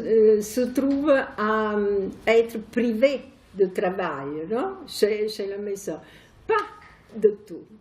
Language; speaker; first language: French; non-native, fluent; Italian